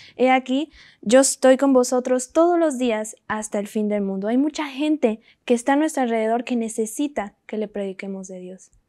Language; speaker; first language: Spanish; native; Spanish